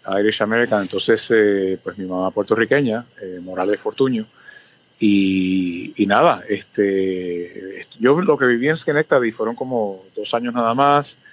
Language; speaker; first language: Spanish; early bilingual, other home language; English